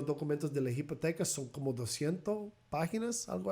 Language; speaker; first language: Spanish; early bilingual, heritage; Spanish